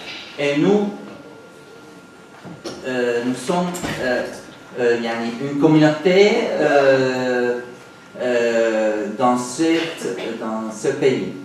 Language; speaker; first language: French; non-native, fluent; Arabic